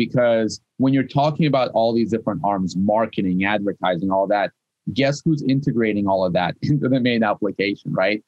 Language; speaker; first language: English; non-native, fluent; Russian